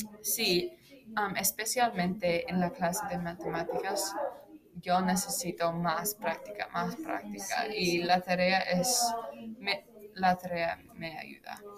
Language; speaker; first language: Spanish; non-native, learner; English